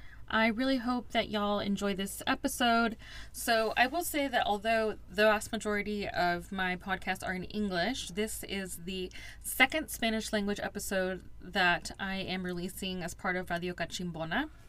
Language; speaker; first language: English; early bilingual, other home language; Spanish